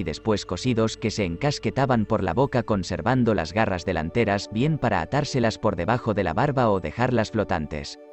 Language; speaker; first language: Spanish; native; Spanish